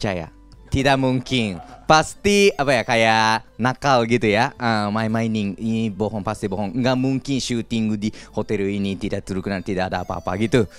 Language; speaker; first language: Indonesian; non-native, fluent; Japanese